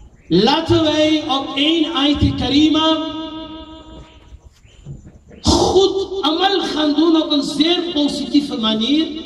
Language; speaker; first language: Dutch; non-native, local second language; Urdu